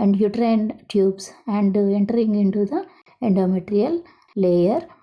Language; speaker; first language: English; non-native, local second language; Telugu